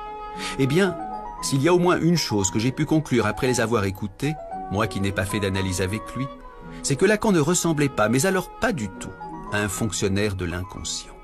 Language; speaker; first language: French; native; French